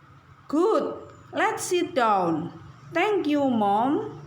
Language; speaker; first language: English; non-native, learner; Indonesian